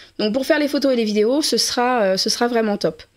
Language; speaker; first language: French; native; French